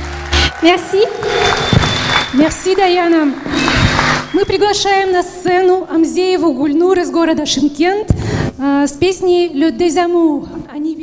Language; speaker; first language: Russian; native; Russian